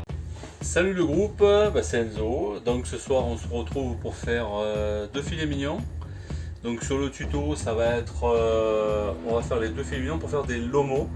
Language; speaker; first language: French; native; French